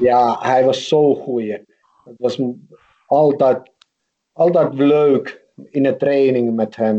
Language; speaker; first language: Dutch; non-native, fluent; Finnish